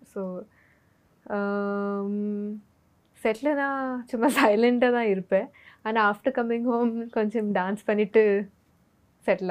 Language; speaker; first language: Tamil; non-native, learner; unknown